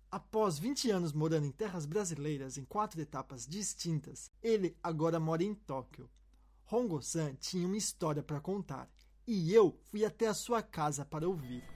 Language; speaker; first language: Portuguese; native; Portuguese